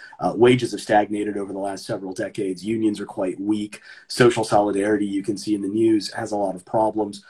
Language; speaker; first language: English; native; English